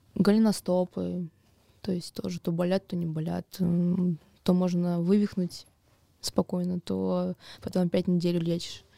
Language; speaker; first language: Russian; native; Russian